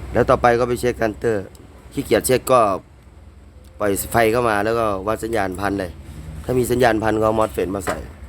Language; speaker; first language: Thai; native; Thai